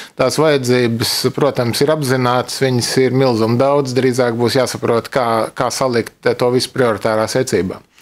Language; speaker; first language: Latvian; native; Latvian